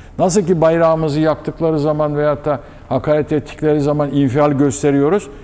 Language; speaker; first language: Turkish; native; Turkish